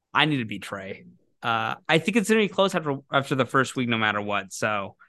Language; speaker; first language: English; native; English